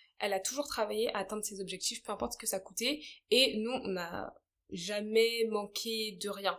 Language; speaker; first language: French; early bilingual, other home language; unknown